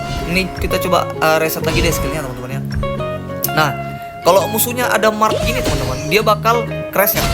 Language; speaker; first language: Indonesian; native; Indonesian